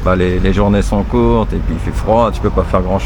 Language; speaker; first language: French; native; French